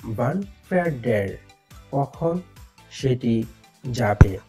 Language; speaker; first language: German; non-native, fluent; Bangla